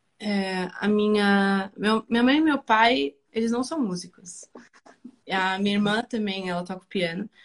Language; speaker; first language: Portuguese; early bilingual, other home language; Spanish